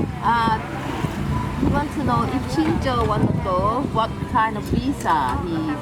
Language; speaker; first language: English; non-native, learner; Thai